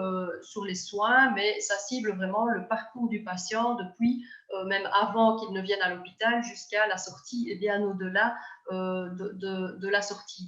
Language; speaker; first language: French; native; French